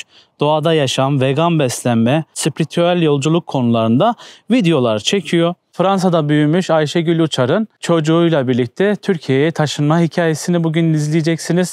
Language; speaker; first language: Turkish; native; Turkish